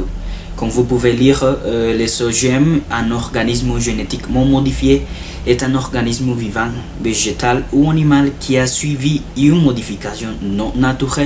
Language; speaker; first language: French; non-native, learner; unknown